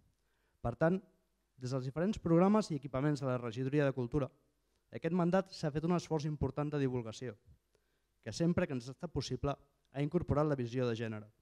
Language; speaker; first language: Catalan; native; Catalan